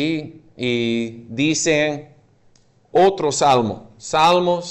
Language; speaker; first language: Spanish; non-native, fluent; English